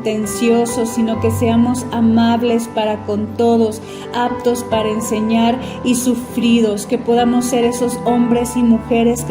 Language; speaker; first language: Spanish; native; Spanish